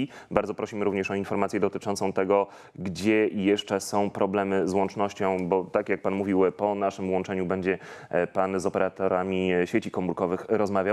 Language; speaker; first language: Polish; native; Polish